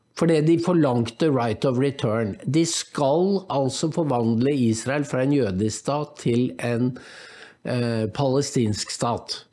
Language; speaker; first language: Norwegian; native; Norwegian